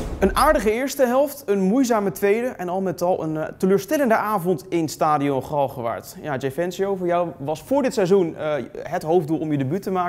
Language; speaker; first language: Dutch; native; Dutch